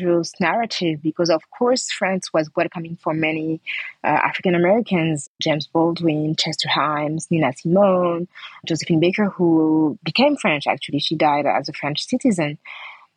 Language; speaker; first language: English; non-native, fluent; French